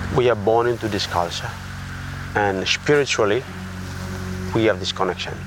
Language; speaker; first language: English; non-native, fluent; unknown